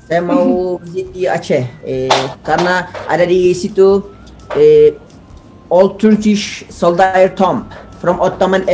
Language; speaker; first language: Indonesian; non-native, learner; Turkish